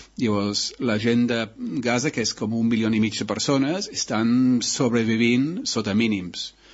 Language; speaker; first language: Catalan; non-native, local second language; Spanish